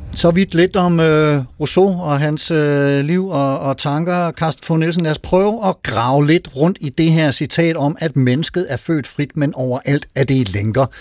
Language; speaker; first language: Danish; native; Danish